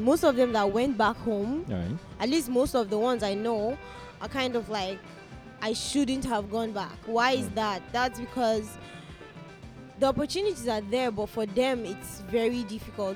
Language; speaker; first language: English; non-native, local second language; Hausa